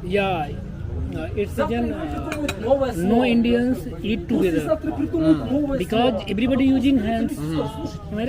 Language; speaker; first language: English; non-native, local second language; Hindi